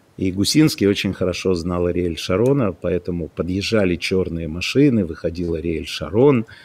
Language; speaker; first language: Russian; non-native, local second language; Ukrainian